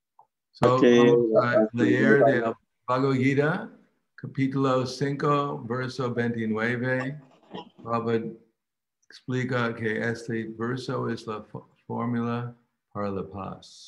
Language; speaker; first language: Spanish; non-native, fluent; English